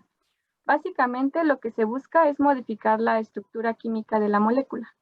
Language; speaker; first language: Spanish; native; Spanish